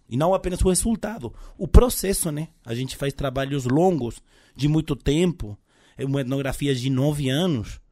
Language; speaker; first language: Portuguese; non-native, fluent; Spanish